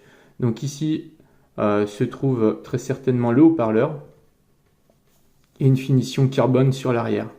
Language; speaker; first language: French; native; French